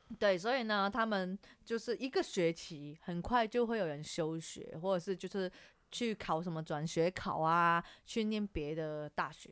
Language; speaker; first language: Chinese; native; Chinese